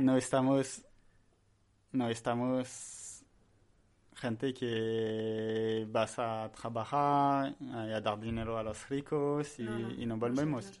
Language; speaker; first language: Spanish; non-native, learner; French